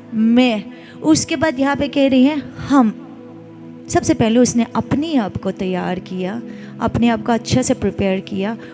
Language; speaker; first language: Hindi; non-native, local second language; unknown